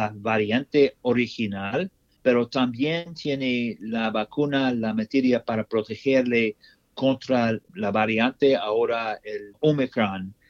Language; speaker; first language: Spanish; non-native, learner; English